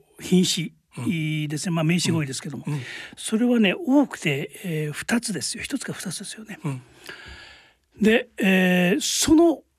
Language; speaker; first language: Japanese; native; Japanese